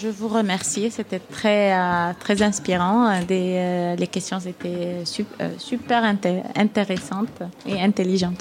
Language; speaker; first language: French; non-native, fluent; Arabic